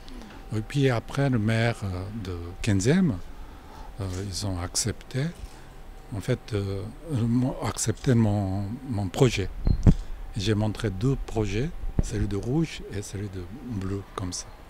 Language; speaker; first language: French; non-native, fluent; Japanese